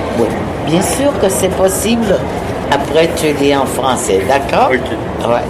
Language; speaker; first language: French; non-native, local second language; Innu-aimun